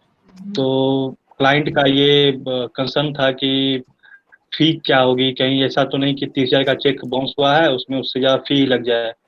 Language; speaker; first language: Hindi; native; Hindi